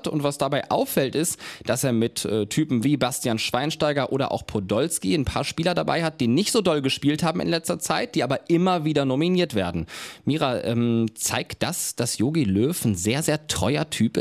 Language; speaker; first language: German; native; German